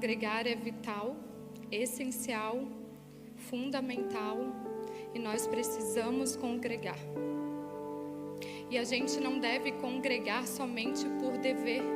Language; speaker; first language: Portuguese; native; Portuguese